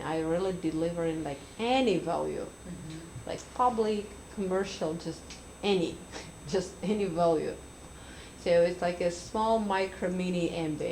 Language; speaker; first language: English; non-native, fluent; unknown